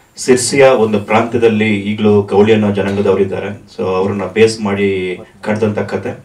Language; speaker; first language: Kannada; native; Kannada